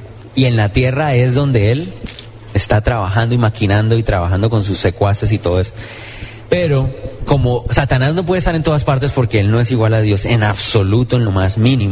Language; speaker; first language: Spanish; native; Spanish